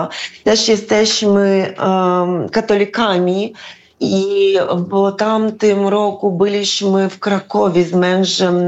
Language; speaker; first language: Polish; non-native, fluent; Ukrainian